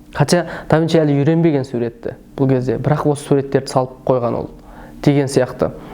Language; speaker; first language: Kazakh; early bilingual, heritage; Kazakh